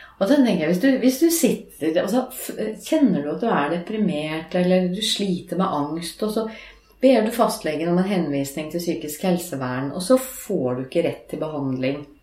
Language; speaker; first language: Norwegian; native; Norwegian